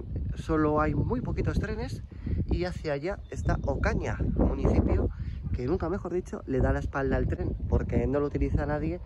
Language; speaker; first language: Spanish; native; Spanish